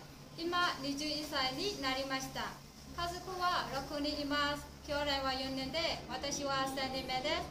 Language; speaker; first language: Japanese; non-native, learner; Vietnamese